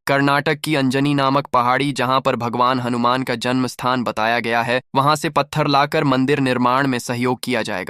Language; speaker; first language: Hindi; native; Hindi